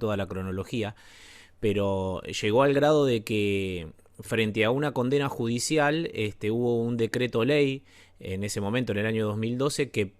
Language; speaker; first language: Spanish; native; Spanish